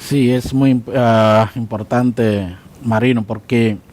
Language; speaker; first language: Spanish; non-native, learner; Indonesian